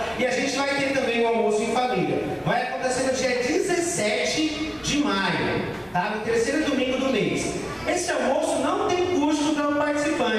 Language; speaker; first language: Portuguese; native; Portuguese